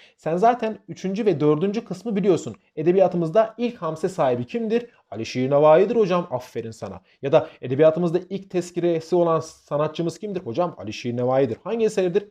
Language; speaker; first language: Turkish; native; Turkish